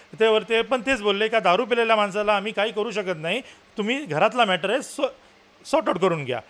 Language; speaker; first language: Marathi; non-native, local second language; Urdu